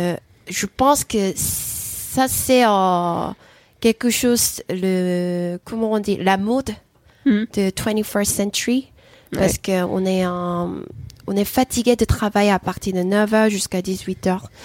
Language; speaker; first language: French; non-native, fluent; Korean